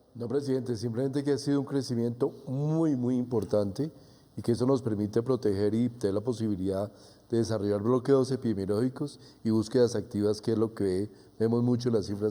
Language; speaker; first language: Spanish; native; Spanish